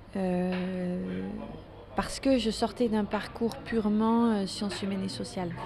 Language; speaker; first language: French; non-native, fluent; Dutch